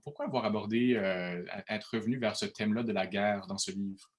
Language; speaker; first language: French; native; French